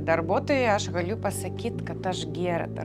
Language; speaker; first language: Lithuanian; non-native, learner; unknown